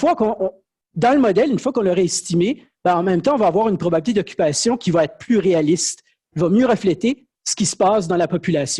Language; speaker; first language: French; native; French